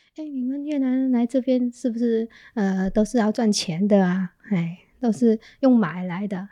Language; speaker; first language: Chinese; non-native, fluent; Vietnamese